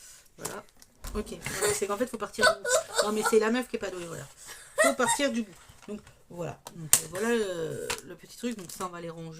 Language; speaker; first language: French; native; French